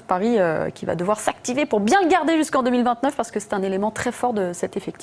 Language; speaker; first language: French; native; French